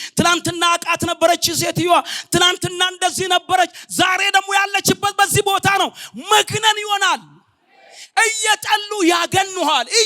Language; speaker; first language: Amharic; non-native, local second language; Oromo